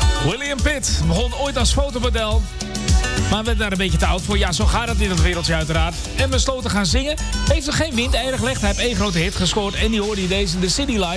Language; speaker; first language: Dutch; native; Dutch